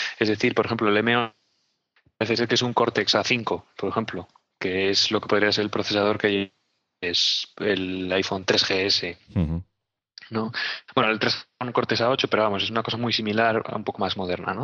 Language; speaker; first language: Spanish; native; Spanish